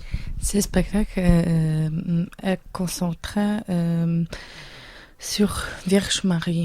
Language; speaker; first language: French; non-native, learner; Polish